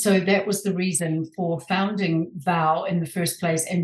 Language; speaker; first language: English; native; English